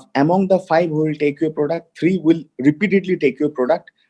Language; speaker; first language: English; non-native, local second language; Hindi